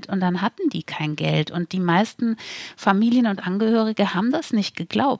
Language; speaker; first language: German; native; German